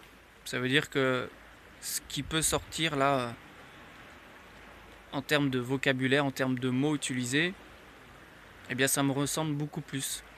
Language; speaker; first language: French; native; French